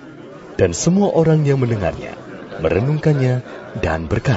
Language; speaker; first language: Indonesian; native; Indonesian